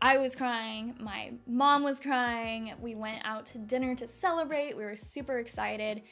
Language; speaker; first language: English; native; English